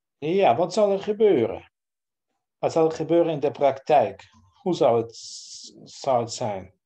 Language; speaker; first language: Dutch; non-native, fluent; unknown